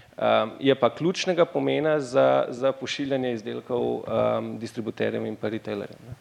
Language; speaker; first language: Slovenian; native; Slovenian